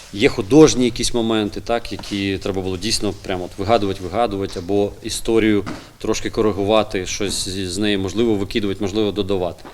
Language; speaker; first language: Ukrainian; native; Ukrainian